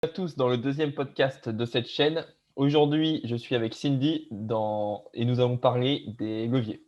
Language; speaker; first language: French; native; French